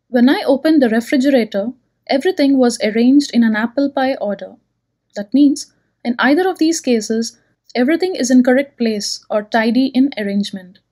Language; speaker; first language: English; non-native, local second language; Telugu